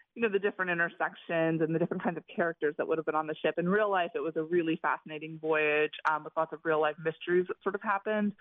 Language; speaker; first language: English; native; English